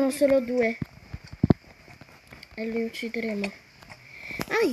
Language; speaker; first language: Italian; early bilingual, other home language; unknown